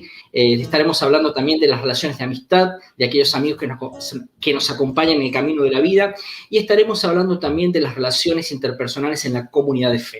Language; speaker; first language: Spanish; native; Spanish